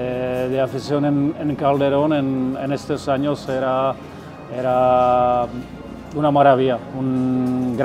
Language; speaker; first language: Spanish; non-native, fluent; Czech